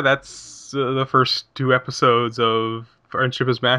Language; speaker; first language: English; native; English